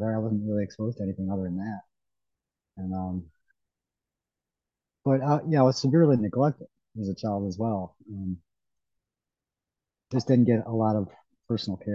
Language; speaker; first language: English; native; English